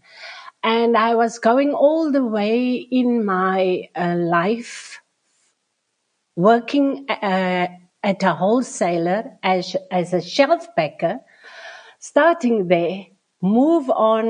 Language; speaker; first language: English; non-native, local second language; Afrikaans